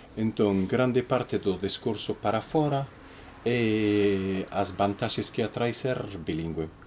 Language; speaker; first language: Galician; non-native, fluent; English